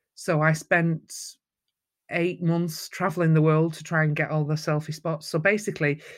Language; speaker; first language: English; native; English